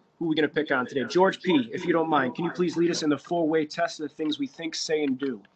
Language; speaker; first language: English; native; English